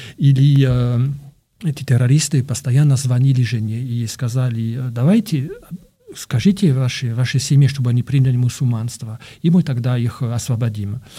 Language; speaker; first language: Russian; non-native, fluent; French